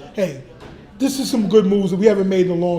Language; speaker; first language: English; native; English